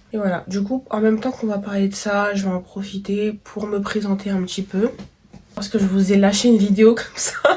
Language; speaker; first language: French; native; French